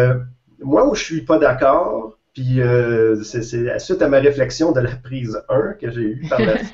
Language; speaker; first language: French; native; French